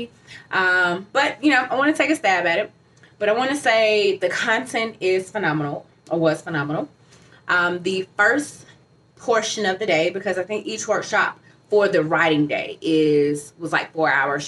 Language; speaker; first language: English; native; English